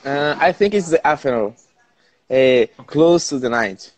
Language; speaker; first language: English; non-native, learner; Portuguese